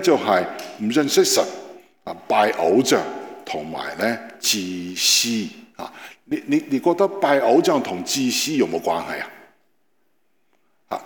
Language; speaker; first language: Cantonese; non-native, fluent; Chinese